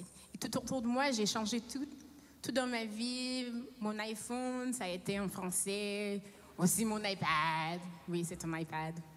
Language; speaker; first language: French; non-native, fluent; English